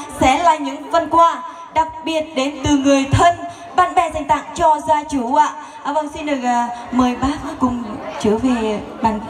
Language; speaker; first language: Vietnamese; non-native, local second language; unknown